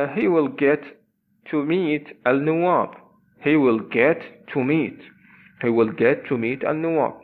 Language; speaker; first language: English; non-native, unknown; Arabic